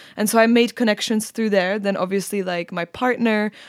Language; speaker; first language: English; non-native, fluent; Czech